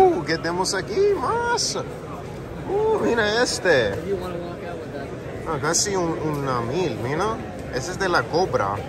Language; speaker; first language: Spanish; early bilingual, heritage; English